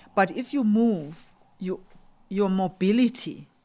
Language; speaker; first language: English; non-native, local second language; Xhosa